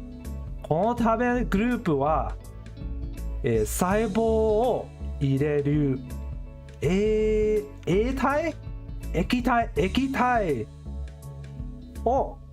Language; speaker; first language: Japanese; non-native, learner; English